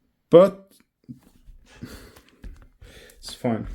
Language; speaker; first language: English; non-native, fluent; Norwegian